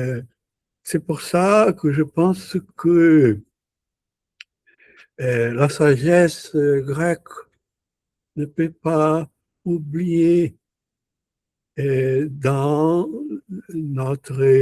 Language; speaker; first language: French; non-native, learner; Portuguese